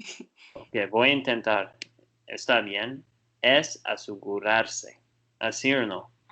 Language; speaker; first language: Spanish; non-native, learner; Portuguese